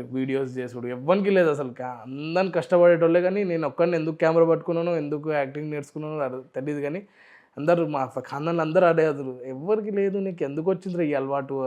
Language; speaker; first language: Telugu; non-native, local second language; Urdu